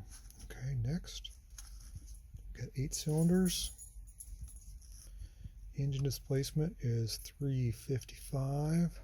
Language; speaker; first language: English; native; English